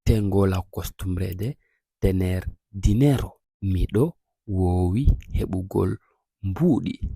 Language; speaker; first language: Spanish; non-native, local second language; Fula